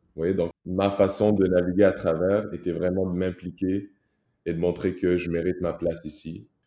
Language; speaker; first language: French; early bilingual, other home language; Kinyarwanda